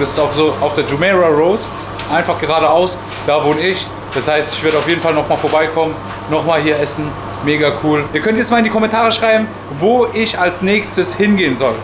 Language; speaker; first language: German; native; German